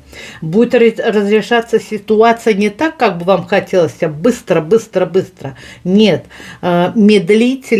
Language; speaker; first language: Russian; native; Russian